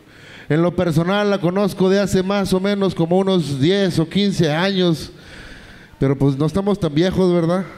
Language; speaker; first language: Spanish; native; Spanish